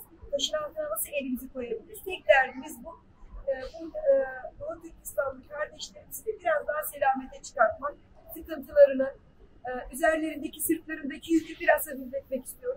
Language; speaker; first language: Turkish; native; Turkish